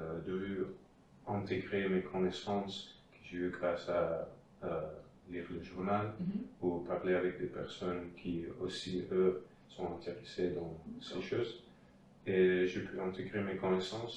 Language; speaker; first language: French; non-native, fluent; Dutch